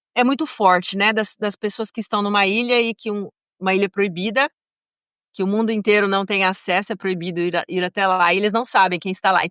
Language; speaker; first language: Portuguese; native; Portuguese